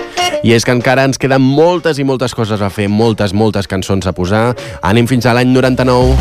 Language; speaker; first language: Catalan; native; Catalan